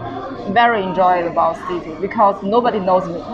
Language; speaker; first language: English; non-native, learner; Chinese